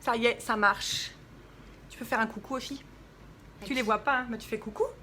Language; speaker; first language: French; native; French